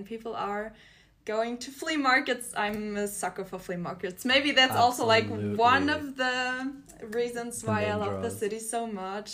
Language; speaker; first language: English; non-native, fluent; German